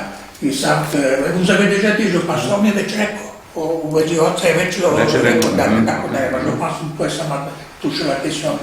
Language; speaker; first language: French; non-native, fluent; Serbian